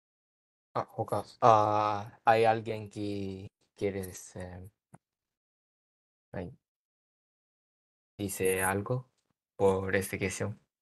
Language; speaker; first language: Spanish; early bilingual, heritage; Japanese